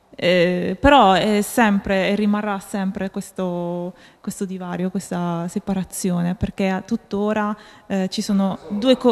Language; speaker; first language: Italian; native; Italian